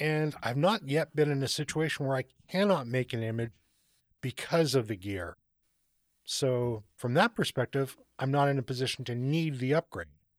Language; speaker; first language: English; native; English